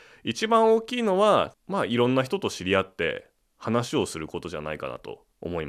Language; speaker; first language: Japanese; native; Japanese